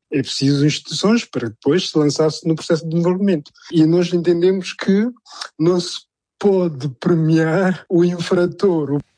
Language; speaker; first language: Portuguese; non-native, local second language; Upper Guinea Crioulo